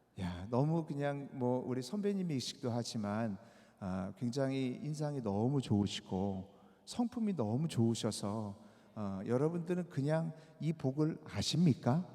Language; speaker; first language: Korean; native; Korean